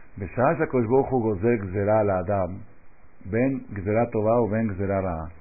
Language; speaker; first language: Hebrew; non-native, fluent; Spanish